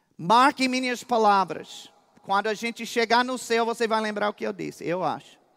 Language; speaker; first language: Portuguese; non-native, fluent; English